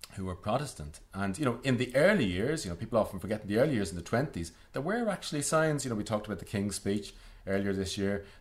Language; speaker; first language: English; native; English